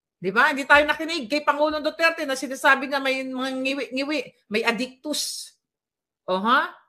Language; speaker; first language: Filipino; non-native, local second language; Hiligaynon